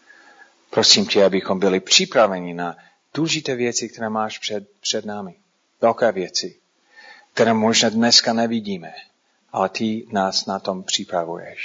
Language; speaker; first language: Czech; non-native, fluent; English